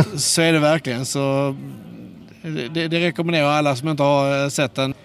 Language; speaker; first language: Swedish; native; Swedish